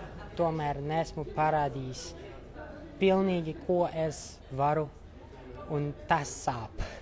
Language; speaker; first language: Latvian; non-native, local second language; Russian